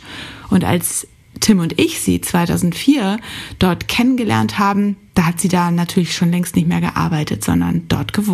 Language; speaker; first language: German; native; German